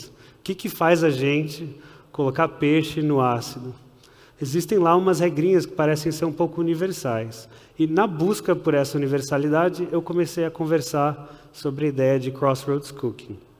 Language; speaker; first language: Portuguese; early bilingual, heritage; Portuguese